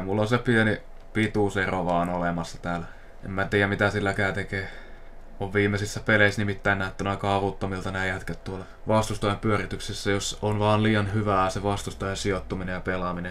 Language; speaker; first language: Finnish; native; Finnish